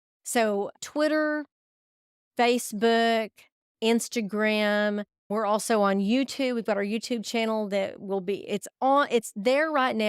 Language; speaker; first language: English; native; English